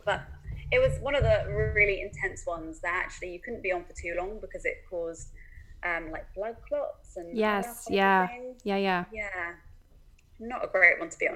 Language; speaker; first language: English; native; English